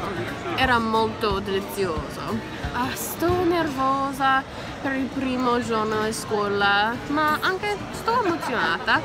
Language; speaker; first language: Italian; non-native, learner; English